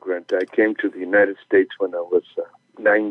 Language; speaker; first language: English; early bilingual, other home language; Spanish